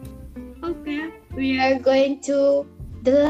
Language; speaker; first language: English; non-native, learner; Indonesian